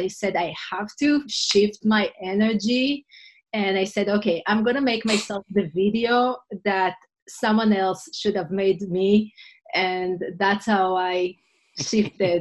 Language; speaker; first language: English; non-native, fluent; Hebrew